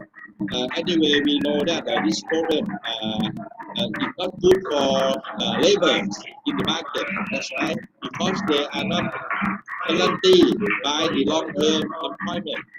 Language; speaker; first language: English; non-native, fluent; Thai